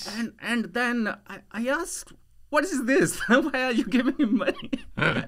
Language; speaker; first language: English; non-native, local second language; Punjabi